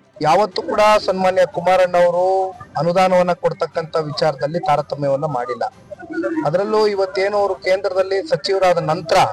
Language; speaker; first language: Kannada; native; Kannada